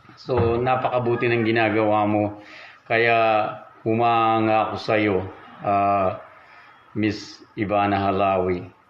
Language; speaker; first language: Filipino; native; Filipino